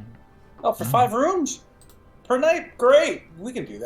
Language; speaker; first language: English; native; English